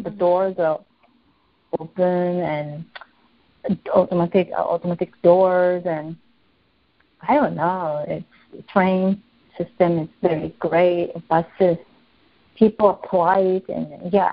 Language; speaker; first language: English; non-native, fluent; Japanese